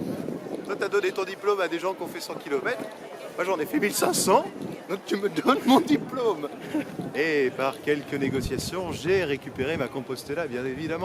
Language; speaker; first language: French; native; French